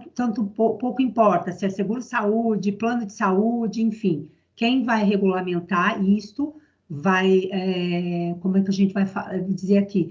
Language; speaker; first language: Portuguese; native; Portuguese